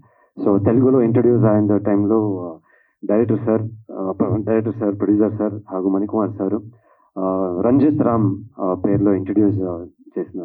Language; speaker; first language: Telugu; non-native, learner; Kannada